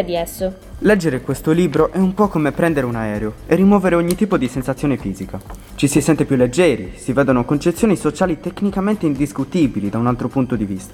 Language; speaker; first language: Italian; native; Italian